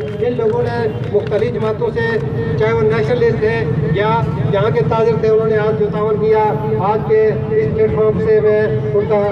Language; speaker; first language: Urdu; non-native, local second language; Pahari-Potwari